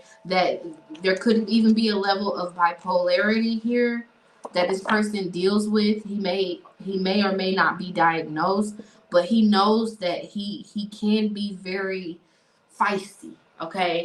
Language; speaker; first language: English; native; English